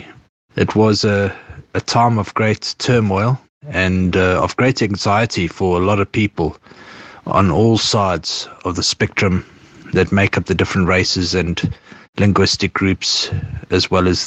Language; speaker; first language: English; native; English